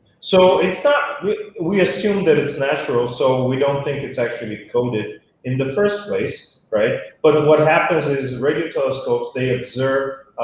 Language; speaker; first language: English; non-native, fluent; Bulgarian